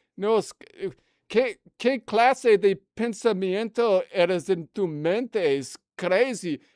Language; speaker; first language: Spanish; non-native, learner; English